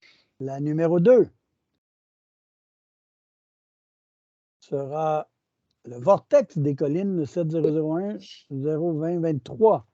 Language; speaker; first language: French; native; French